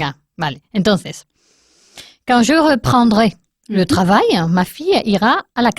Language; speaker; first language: French; non-native, learner; Spanish